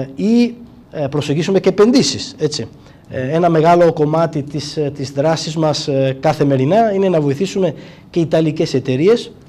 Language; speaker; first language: Greek; non-native, fluent; Italian